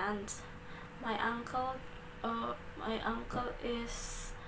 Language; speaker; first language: English; non-native, learner; Balinese